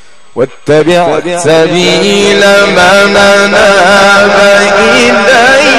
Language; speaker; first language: Arabic; native; Arabic